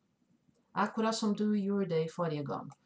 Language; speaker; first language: Norwegian; non-native, fluent; Spanish